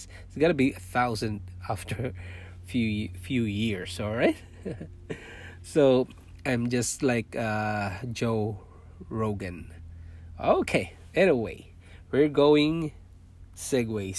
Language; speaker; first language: English; non-native, local second language; Cebuano